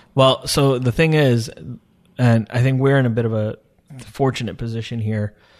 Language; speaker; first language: English; early bilingual, other home language; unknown